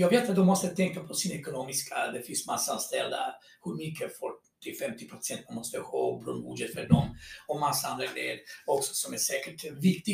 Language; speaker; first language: Swedish; non-native, fluent; Croatian